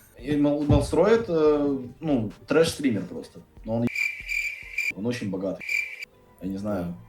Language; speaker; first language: Russian; native; Russian